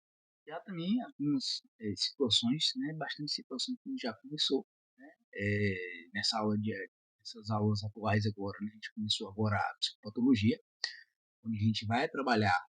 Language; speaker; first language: Portuguese; native; Portuguese